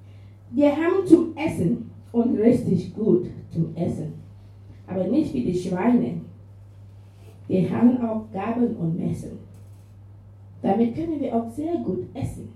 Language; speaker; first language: German; non-native, fluent; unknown